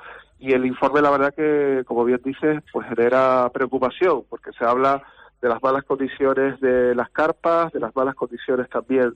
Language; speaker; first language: Spanish; native; Spanish